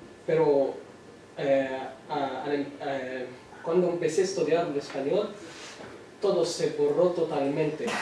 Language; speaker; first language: Spanish; non-native, fluent; Arabic